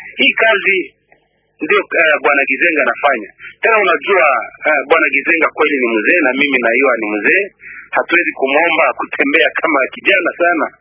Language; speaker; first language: Swahili; non-native, local second language; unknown